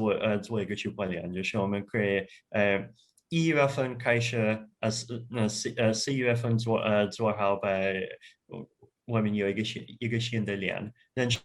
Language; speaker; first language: Chinese; non-native, fluent; Russian